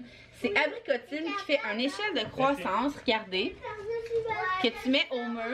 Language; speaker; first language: French; native; French